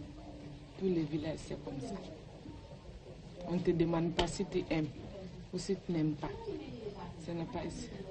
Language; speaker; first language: French; non-native, local second language; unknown